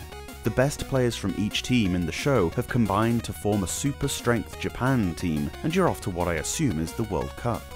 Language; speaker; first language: English; native; English